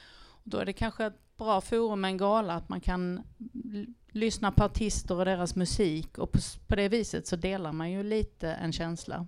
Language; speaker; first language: Swedish; native; Swedish